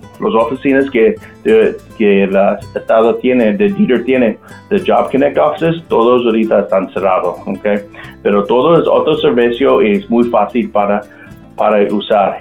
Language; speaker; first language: Spanish; non-native, local second language; English